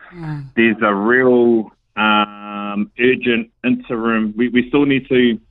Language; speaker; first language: English; native; English